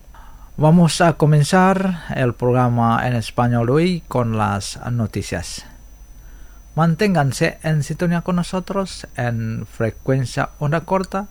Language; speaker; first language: Spanish; non-native, fluent; Indonesian